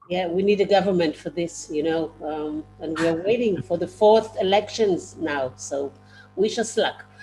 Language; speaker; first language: English; non-native, fluent; Hebrew